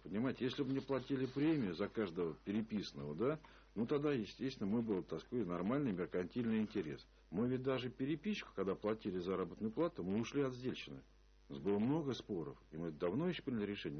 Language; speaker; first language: Russian; native; Russian